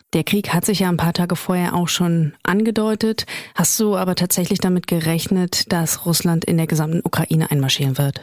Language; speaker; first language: German; native; German